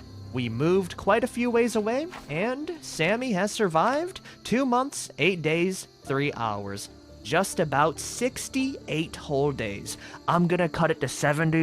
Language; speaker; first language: English; native; English